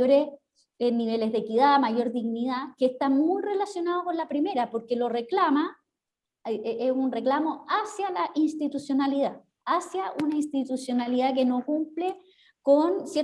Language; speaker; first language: Spanish; native; Spanish